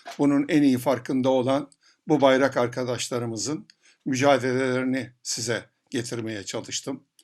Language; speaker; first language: Turkish; native; Turkish